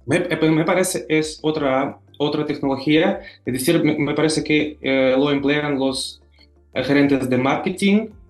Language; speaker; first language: Spanish; non-native, fluent; Russian